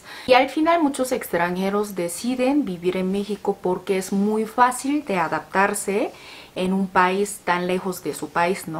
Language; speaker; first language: Spanish; non-native, learner; Korean